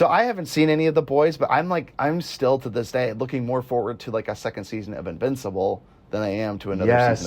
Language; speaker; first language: English; native; English